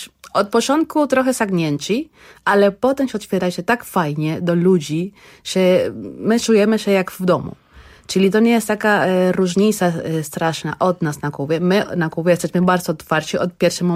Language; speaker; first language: Polish; non-native, learner; Spanish